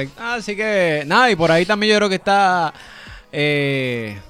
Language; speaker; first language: Spanish; native; Spanish